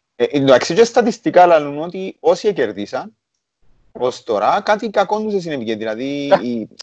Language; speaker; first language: Greek; native; Greek